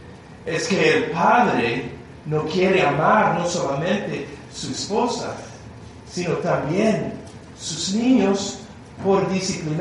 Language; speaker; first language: Spanish; non-native, learner; English